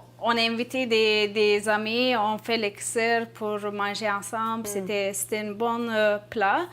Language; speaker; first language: French; non-native, learner; Turkish